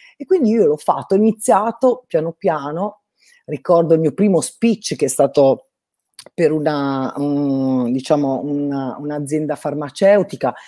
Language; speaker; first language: Italian; native; Italian